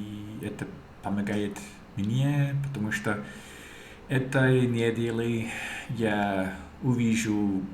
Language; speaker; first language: Russian; non-native, learner; English